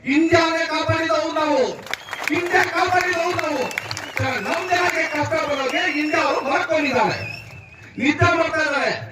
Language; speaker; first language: Kannada; non-native, local second language; Urdu